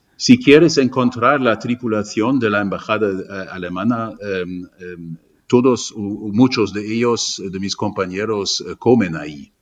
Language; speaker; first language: Spanish; non-native, fluent; German